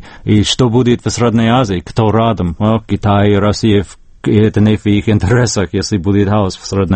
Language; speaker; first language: Russian; non-native, fluent; English